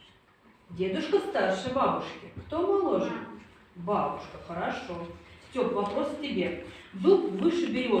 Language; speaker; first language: Russian; native; Russian